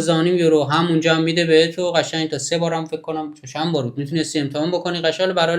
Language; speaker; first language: Persian; native; Persian